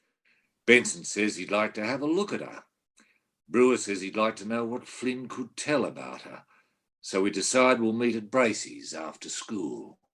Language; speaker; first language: English; native; English